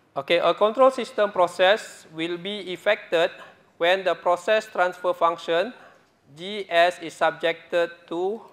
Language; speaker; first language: English; non-native, local second language; Malay